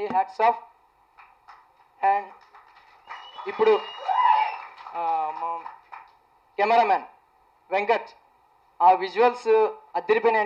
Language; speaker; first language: Telugu; native; Telugu